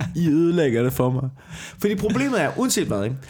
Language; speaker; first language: Danish; native; Danish